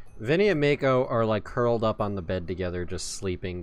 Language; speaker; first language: English; native; English